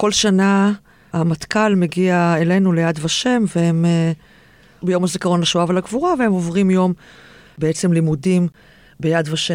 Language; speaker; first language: Hebrew; native; Hebrew